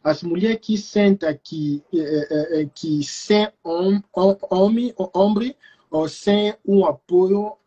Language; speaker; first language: Portuguese; non-native, fluent; Lingala